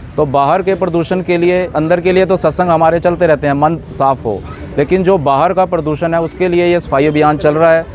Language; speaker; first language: Hindi; native; Hindi